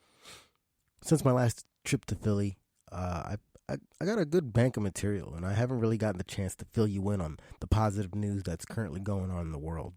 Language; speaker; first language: English; native; English